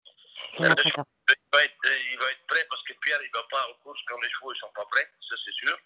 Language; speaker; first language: French; non-native, local second language; Dutch